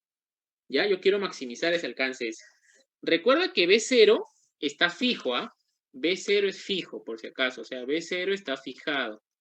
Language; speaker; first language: Spanish; native; Spanish